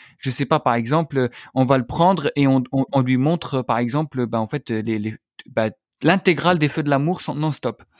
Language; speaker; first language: French; non-native, local second language; Arabic